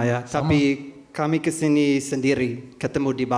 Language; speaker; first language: Indonesian; non-native, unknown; English